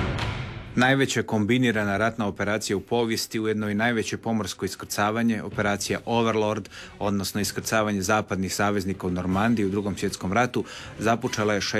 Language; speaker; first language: Serbian; native; Serbian